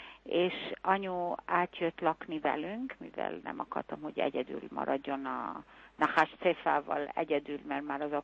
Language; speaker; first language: Hungarian; early bilingual, heritage; Hungarian